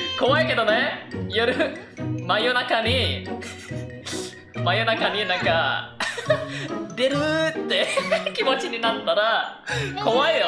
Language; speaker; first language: Japanese; non-native, fluent; Malay